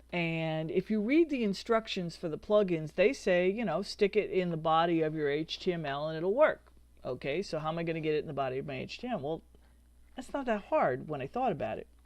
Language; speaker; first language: English; native; English